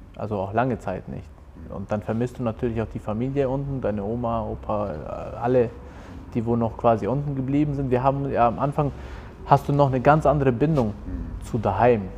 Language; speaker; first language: German; early bilingual, other home language; Albanian